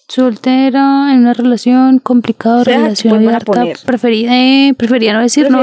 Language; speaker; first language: Spanish; native; Spanish